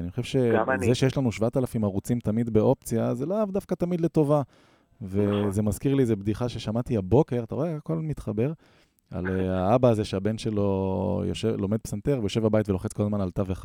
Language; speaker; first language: Hebrew; native; Hebrew